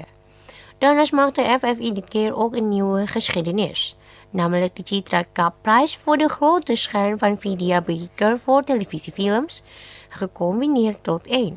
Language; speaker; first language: Dutch; non-native, fluent; Indonesian